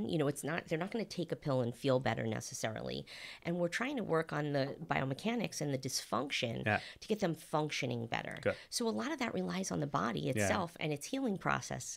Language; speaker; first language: English; native; English